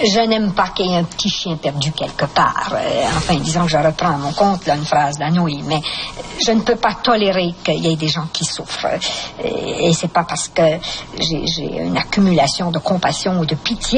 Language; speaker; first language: French; native; French